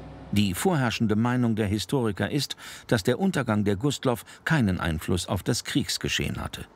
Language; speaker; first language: German; native; German